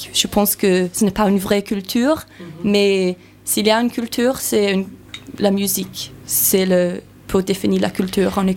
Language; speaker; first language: French; non-native, learner; English